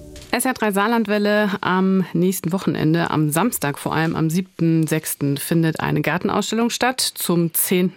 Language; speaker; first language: German; native; German